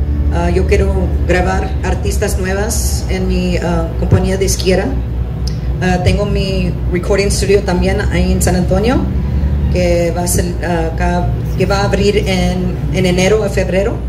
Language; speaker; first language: Spanish; early bilingual, heritage; English